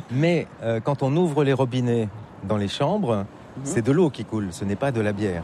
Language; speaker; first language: French; native; French